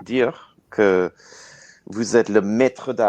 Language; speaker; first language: French; non-native, learner; English